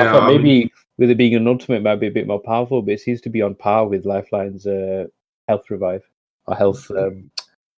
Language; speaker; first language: English; native; English